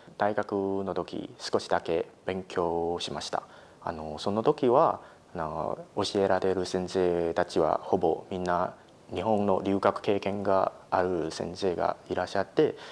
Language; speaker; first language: Japanese; non-native, fluent; Chinese